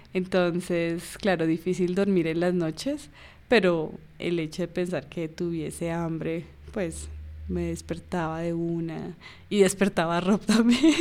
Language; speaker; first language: Spanish; native; Spanish